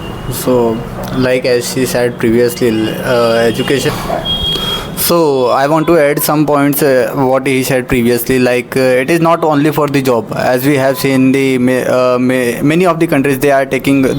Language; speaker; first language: English; non-native, local second language; Hindi